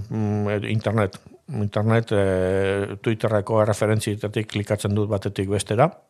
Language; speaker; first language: Basque; native; Basque